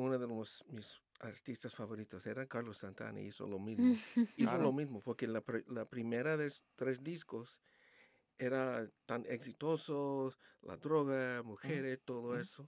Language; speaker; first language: Spanish; early bilingual, heritage; Spanish